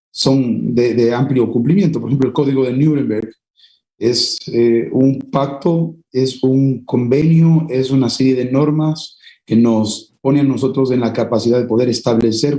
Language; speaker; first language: Spanish; native; Spanish